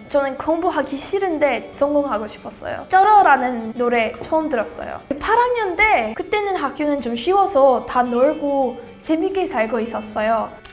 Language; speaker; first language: Korean; non-native, learner; English